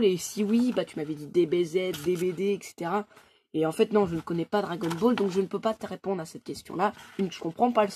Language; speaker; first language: French; native; French